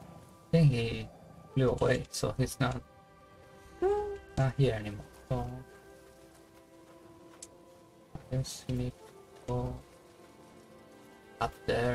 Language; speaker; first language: English; non-native, learner; Japanese